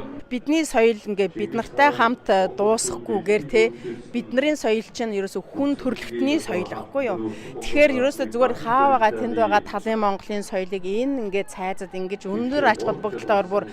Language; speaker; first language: Mongolian; native; Mongolian